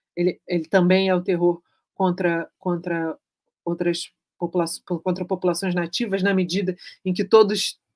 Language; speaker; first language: Portuguese; native; Portuguese